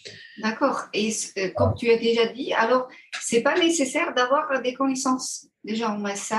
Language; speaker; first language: French; non-native, fluent; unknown